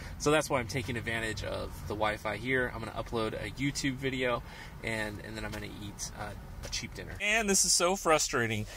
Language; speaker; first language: English; native; English